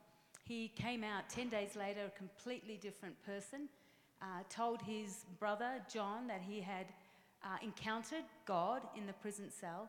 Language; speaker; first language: English; native; English